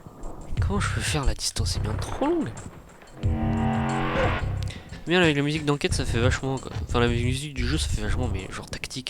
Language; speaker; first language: French; native; French